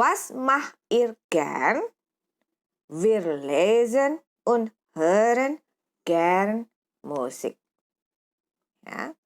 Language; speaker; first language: German; non-native, fluent; Indonesian